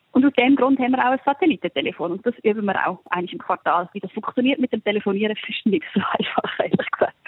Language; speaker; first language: German; native; German